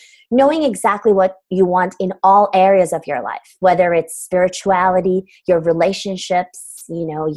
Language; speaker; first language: English; non-native, fluent; Turkish